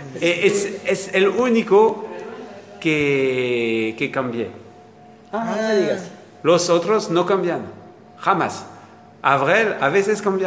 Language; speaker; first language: Spanish; non-native, learner; French